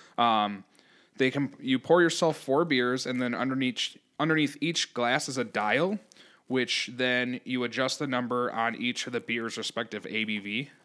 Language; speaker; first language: English; native; English